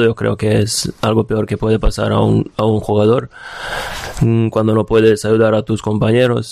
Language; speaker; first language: Spanish; non-native, fluent; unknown